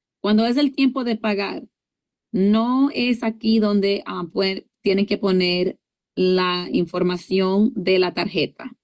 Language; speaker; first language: Spanish; early bilingual, heritage; English